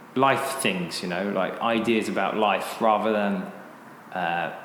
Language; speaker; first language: English; native; English